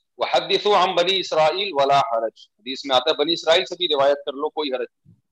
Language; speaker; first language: Urdu; native; Urdu